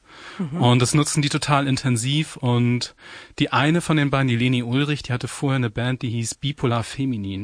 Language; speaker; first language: German; native; German